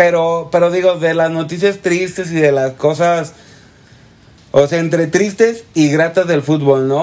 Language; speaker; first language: Spanish; native; Spanish